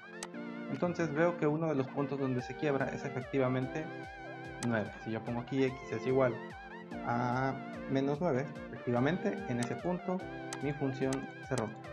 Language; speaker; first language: Spanish; native; Spanish